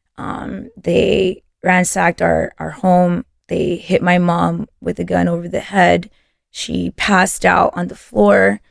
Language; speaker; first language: English; early bilingual, other home language; Spanish